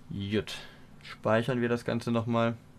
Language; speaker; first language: German; native; German